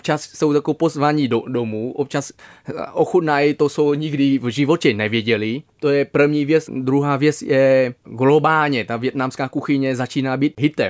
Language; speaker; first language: Czech; non-native, fluent; Vietnamese